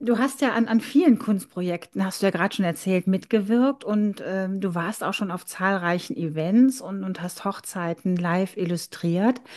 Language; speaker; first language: German; native; German